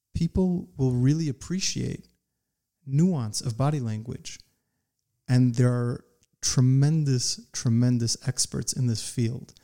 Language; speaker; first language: English; native; English